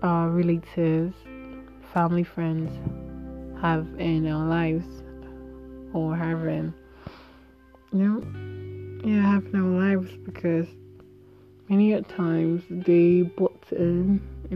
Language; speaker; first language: English; non-native, local second language; Igbo